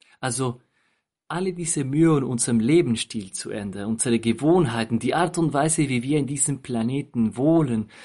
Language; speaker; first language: German; non-native, fluent; Spanish